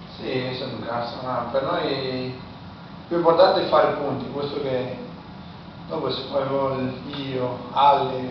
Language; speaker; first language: Italian; non-native, fluent; Spanish